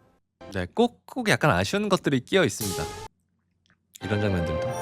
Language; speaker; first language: Korean; native; Korean